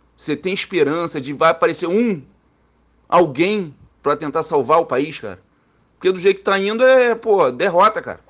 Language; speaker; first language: Portuguese; native; Portuguese